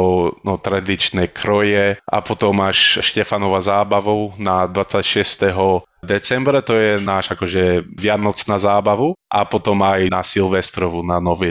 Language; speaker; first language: Slovak; early bilingual, heritage; Slovak